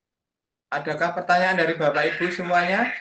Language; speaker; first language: Indonesian; native; Indonesian